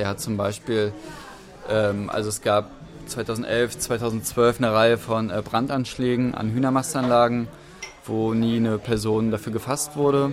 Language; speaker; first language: German; native; German